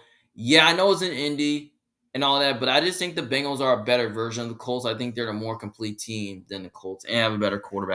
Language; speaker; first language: English; native; English